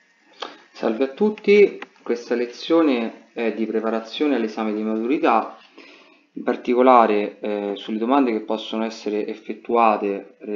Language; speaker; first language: Italian; native; Italian